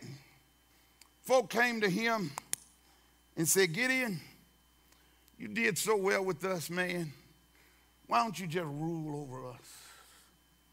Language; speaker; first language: English; native; English